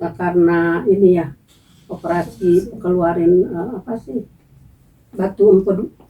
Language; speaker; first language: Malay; non-native, local second language; Sundanese